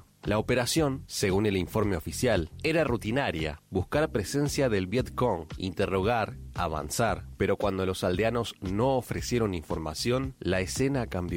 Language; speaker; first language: Spanish; native; Spanish